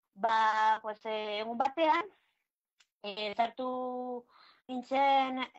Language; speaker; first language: Basque; non-native, local second language; Spanish